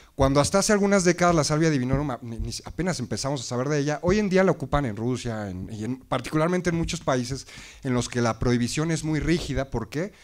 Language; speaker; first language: Spanish; native; Spanish